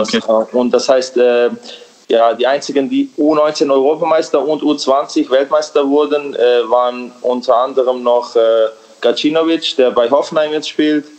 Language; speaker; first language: German; early bilingual, other home language; Serbian